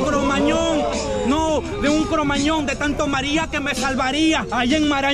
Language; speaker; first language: Spanish; native; Spanish